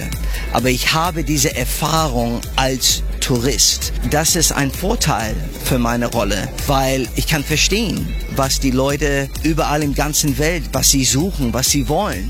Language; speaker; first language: German; non-native, fluent; English